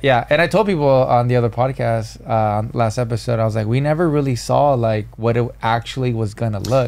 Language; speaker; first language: English; early bilingual, other home language; Spanish